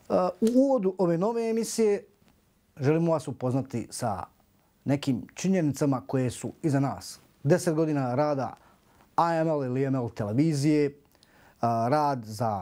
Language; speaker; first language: Croatian; native; Croatian